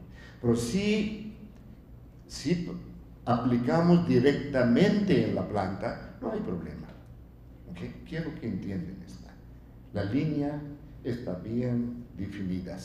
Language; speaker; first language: Spanish; non-native, fluent; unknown